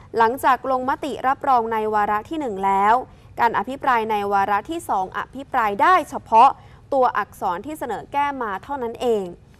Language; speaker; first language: Thai; native; Thai